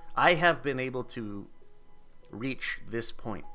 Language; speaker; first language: English; native; English